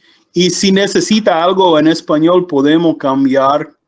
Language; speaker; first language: Spanish; non-native, learner; English